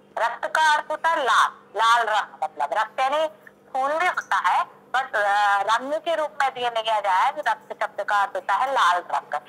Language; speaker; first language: Hindi; native; Hindi